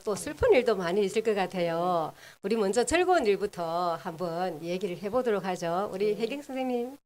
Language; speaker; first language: Korean; native; Korean